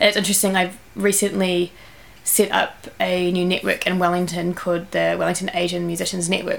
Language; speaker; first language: English; native; English